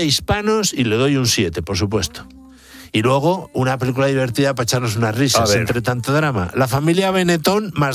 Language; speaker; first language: Spanish; native; Spanish